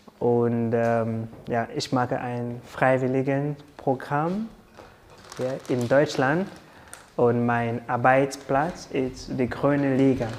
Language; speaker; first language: German; non-native, learner; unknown